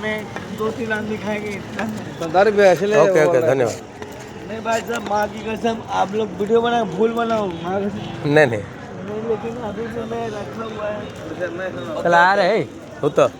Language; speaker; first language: Hindi; non-native, local second language; Odia